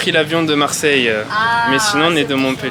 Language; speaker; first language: French; native; French